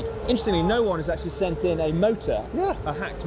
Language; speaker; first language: English; native; English